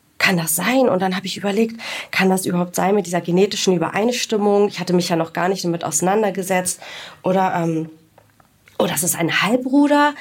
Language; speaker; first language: German; early bilingual, other home language; Greek